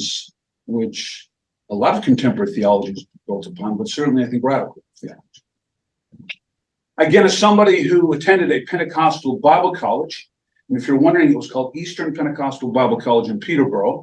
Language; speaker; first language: English; native; English